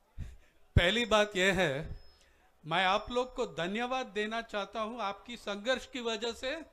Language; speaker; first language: Hindi; non-native, local second language; Telugu